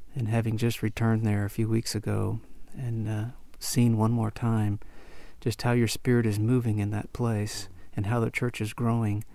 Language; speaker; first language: English; native; English